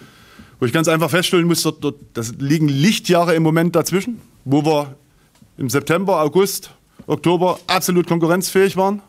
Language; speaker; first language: German; native; German